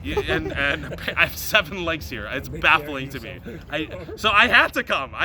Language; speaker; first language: English; native; English